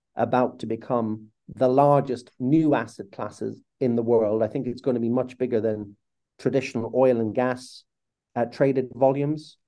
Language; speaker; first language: English; native; English